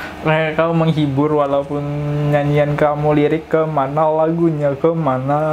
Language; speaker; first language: Indonesian; native; Indonesian